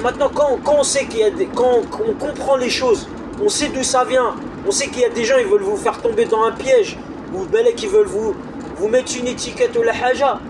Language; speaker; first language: French; native; French